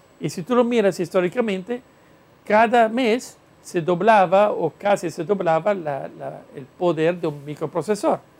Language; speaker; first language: Spanish; non-native, fluent; Italian